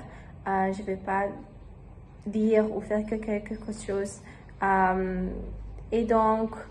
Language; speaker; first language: French; non-native, learner; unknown